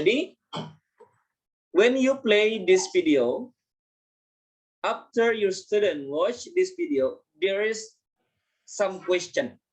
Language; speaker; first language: English; non-native, fluent; Indonesian